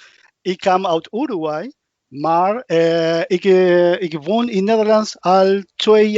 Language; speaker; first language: Dutch; non-native, learner; Spanish